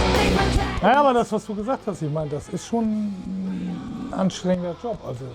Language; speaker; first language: German; native; German